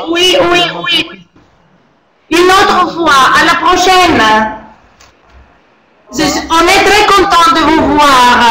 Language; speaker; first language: French; non-native, learner; Greek